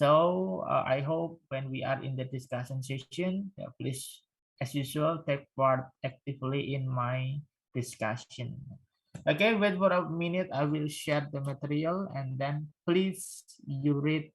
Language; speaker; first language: English; non-native, fluent; Indonesian